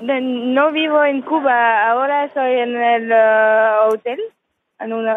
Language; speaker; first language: Spanish; non-native, learner; French